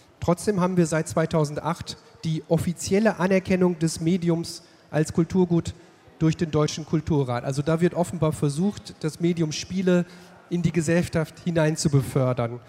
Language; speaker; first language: German; native; German